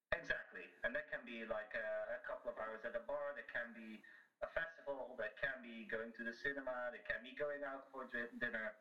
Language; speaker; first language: English; non-native, fluent; Dutch